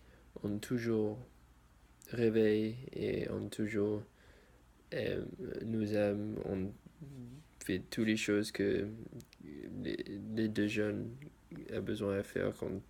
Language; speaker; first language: French; non-native, learner; English